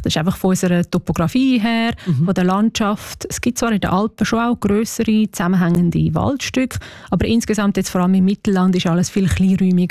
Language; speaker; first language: German; native; German